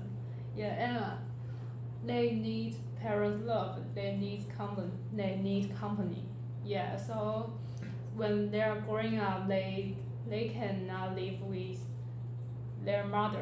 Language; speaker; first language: English; non-native, learner; Chinese